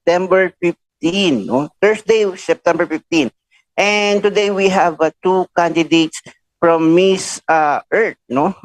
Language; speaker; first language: English; non-native, local second language; Filipino